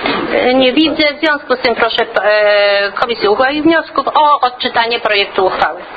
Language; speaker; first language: Polish; native; Polish